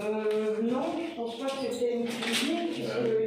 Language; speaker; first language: French; native; French